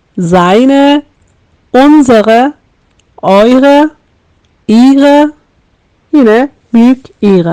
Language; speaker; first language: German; non-native, fluent; Turkish